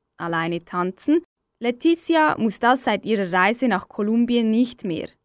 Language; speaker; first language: German; native; German